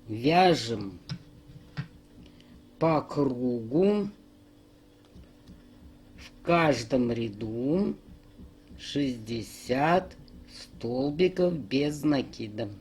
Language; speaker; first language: Russian; native; Russian